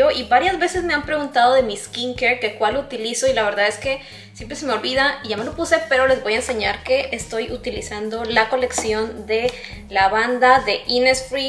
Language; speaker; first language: Spanish; native; Spanish